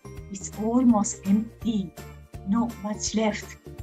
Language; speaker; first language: English; non-native, fluent; Japanese